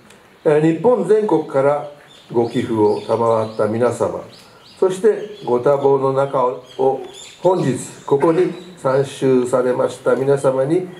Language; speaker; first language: Japanese; native; Japanese